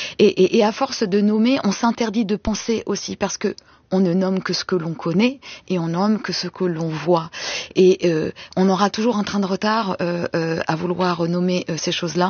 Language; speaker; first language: French; native; French